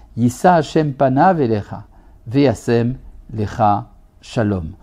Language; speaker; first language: Hebrew; native; Hebrew